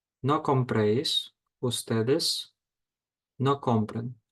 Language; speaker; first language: Spanish; non-native, fluent; Ukrainian